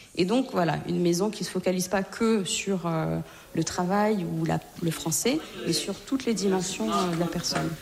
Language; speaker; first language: French; native; French